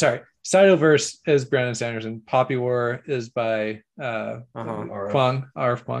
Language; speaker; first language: English; native; English